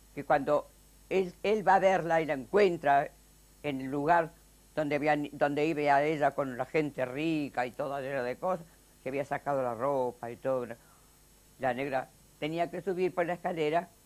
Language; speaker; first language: Spanish; native; Spanish